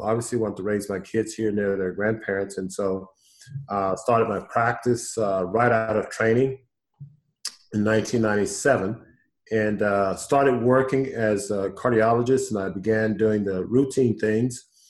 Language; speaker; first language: English; native; English